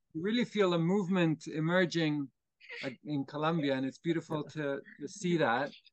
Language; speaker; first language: English; native; English